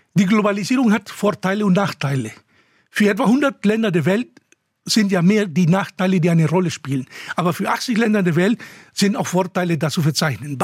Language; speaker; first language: German; non-native, fluent; Spanish